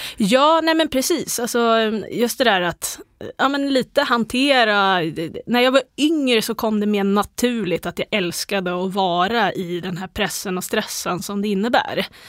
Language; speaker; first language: Swedish; native; Swedish